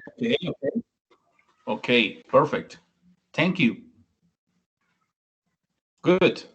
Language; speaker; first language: English; non-native, learner; Spanish